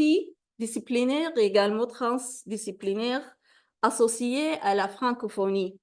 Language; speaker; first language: French; non-native, fluent; Arabic